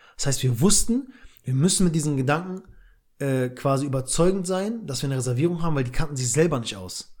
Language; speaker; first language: German; early bilingual, other home language; Albanian